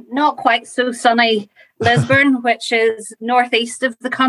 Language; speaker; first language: English; native; English